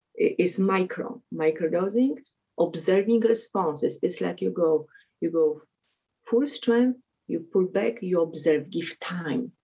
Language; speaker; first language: English; non-native, fluent; Polish